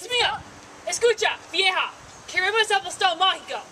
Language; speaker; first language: Spanish; non-native, learner; English